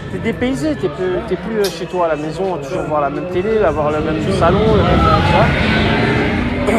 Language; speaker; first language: French; early bilingual, other home language; Arabic